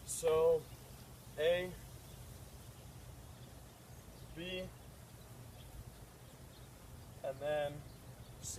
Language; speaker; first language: English; native; English